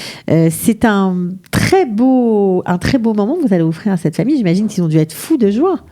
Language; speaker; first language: French; native; French